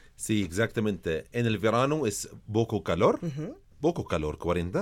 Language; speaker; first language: Spanish; non-native, learner; Arabic